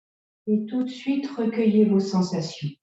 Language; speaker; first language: French; native; French